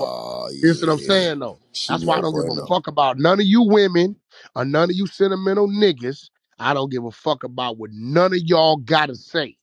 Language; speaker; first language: English; native; English